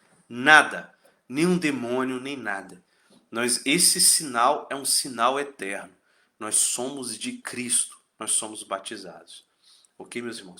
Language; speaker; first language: Portuguese; native; Portuguese